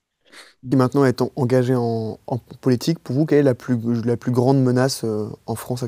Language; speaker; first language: French; native; French